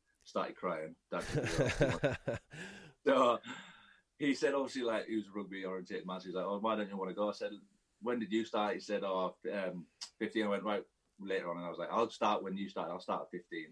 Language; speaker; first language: English; native; English